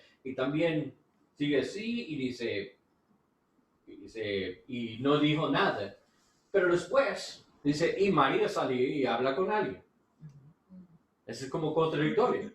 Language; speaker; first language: Spanish; non-native, learner; English